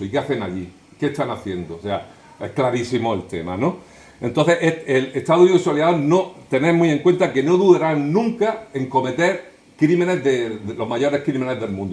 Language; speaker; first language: Spanish; native; Spanish